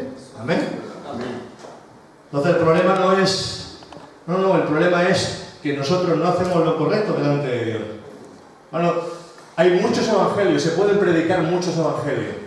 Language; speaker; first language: Spanish; native; Spanish